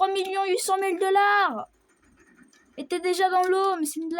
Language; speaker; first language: French; native; French